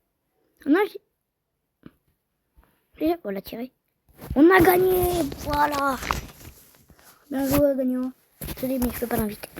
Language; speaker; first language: French; native; French